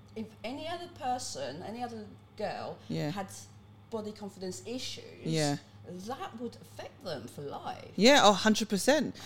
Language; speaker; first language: English; early bilingual, other home language; Cantonese